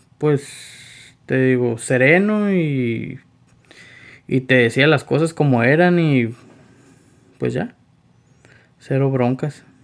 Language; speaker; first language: Spanish; native; Spanish